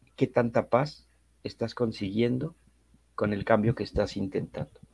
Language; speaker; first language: Spanish; native; Spanish